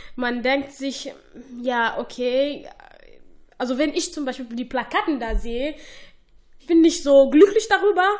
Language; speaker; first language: German; non-native, fluent; Somali